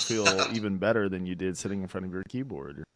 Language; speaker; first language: English; native; English